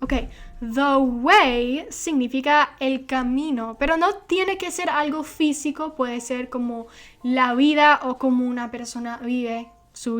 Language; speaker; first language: Spanish; non-native, fluent; English